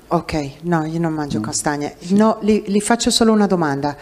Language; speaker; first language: Italian; non-native, fluent; English